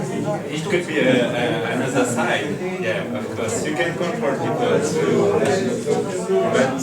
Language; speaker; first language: English; non-native, fluent; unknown